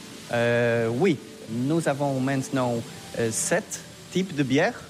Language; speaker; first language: French; non-native, learner; Polish